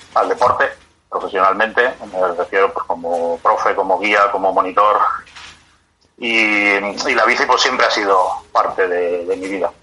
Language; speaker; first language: Spanish; native; Spanish